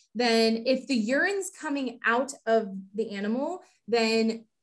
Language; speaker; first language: English; native; English